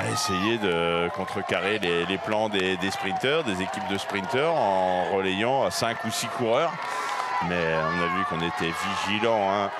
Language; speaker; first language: French; native; French